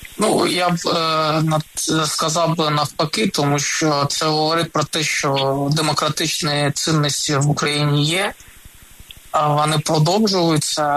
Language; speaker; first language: Ukrainian; non-native, local second language; Russian